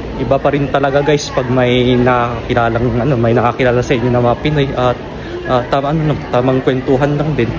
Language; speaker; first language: Filipino; native; Filipino